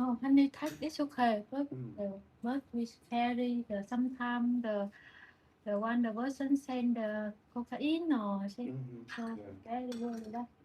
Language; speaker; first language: English; non-native, learner; Vietnamese